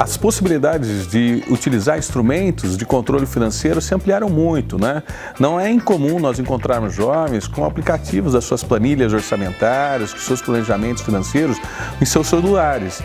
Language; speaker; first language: Portuguese; native; Portuguese